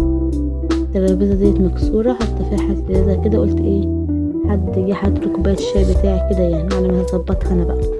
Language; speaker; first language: Arabic; native; Arabic